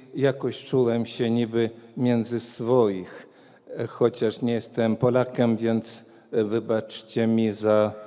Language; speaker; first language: Polish; non-native, fluent; Latvian